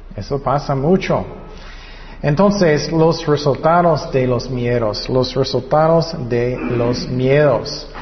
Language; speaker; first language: Spanish; non-native, fluent; English